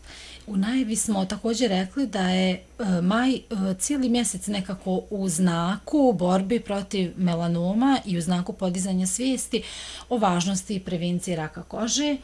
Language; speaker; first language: Croatian; native; Croatian